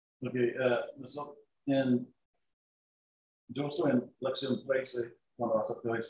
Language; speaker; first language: Spanish; non-native, learner; English